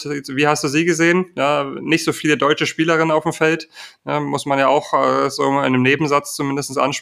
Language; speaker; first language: German; native; German